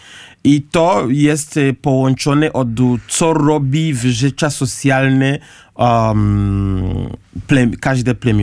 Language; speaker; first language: Polish; non-native, learner; Kinyarwanda